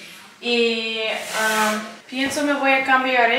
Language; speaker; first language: Spanish; non-native, learner; English